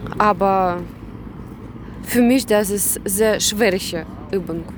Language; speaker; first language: German; non-native, learner; Russian